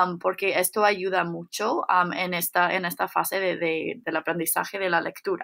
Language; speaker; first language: Spanish; non-native, fluent; English